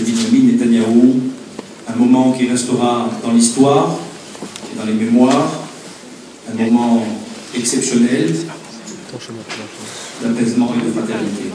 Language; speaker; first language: French; native; French